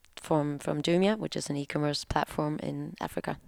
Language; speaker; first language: English; non-native, fluent; German